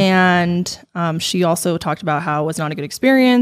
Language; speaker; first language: English; native; English